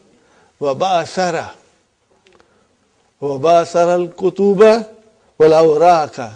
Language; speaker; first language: Arabic; non-native, fluent; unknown